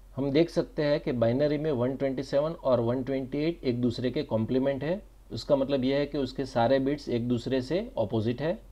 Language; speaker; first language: Hindi; non-native, local second language; Gujarati